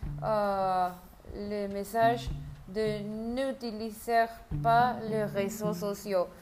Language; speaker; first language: French; non-native, learner; Spanish